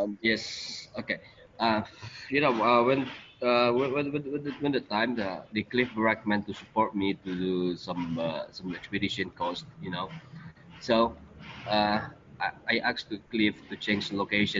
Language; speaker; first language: English; non-native, learner; Indonesian